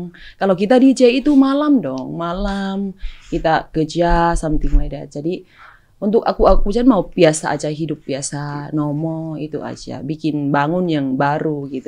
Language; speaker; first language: Indonesian; non-native, fluent; Thai